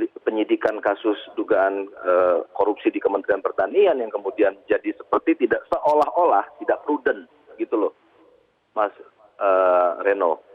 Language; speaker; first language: Indonesian; native; Indonesian